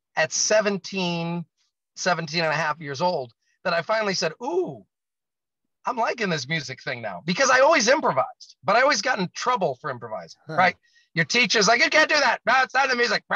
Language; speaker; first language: English; native; English